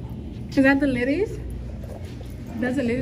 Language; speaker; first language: English; native; English